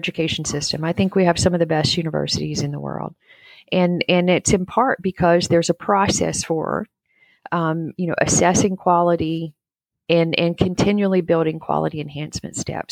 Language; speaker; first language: English; native; English